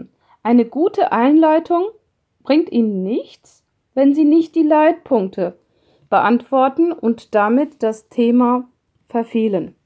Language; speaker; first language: German; non-native, fluent; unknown